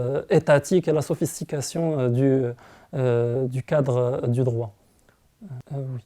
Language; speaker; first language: French; non-native, local second language; Arabic